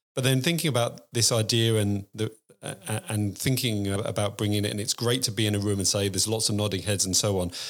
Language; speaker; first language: English; native; English